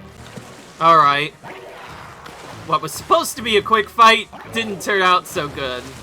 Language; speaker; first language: English; native; English